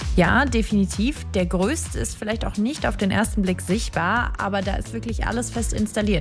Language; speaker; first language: German; native; German